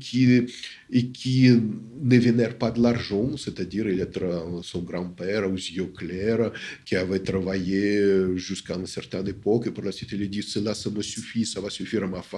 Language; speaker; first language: French; non-native, fluent; Russian